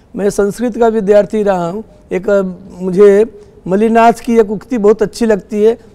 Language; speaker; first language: Hindi; native; Hindi